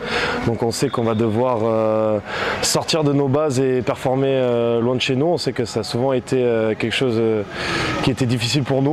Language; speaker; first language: French; native; French